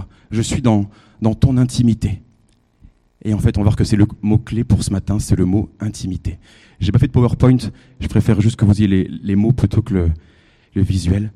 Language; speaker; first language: French; native; French